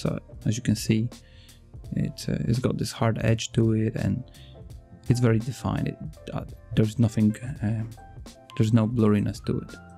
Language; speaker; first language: English; non-native, fluent; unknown